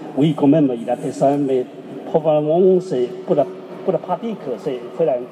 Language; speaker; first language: French; non-native, learner; Chinese